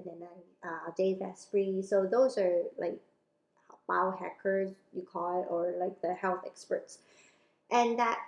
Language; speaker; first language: English; non-native, local second language; Cantonese